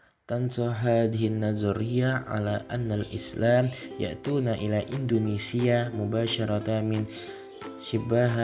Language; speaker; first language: Arabic; non-native, learner; Indonesian